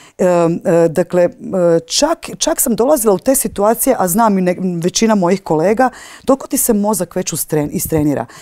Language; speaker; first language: Croatian; native; Croatian